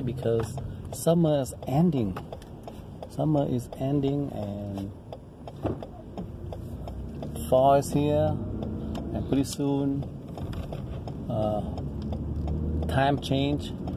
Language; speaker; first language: English; non-native, fluent; Vietnamese